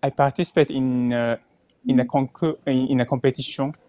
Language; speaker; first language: English; non-native, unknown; Japanese